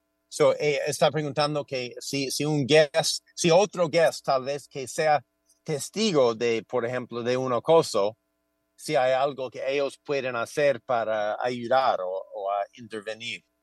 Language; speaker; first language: Spanish; non-native, fluent; English